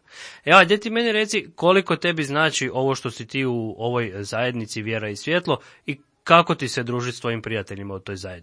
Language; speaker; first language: Serbian; native; Serbian